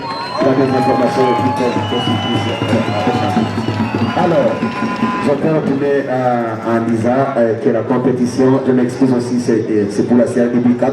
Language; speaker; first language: French; non-native, local second language; Rundi